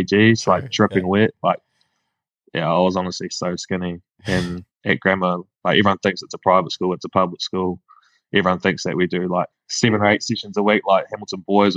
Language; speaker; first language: English; native; English